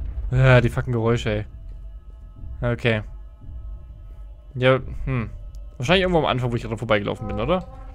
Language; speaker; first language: German; native; German